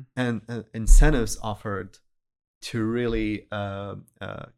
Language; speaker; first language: English; non-native, fluent; Arabic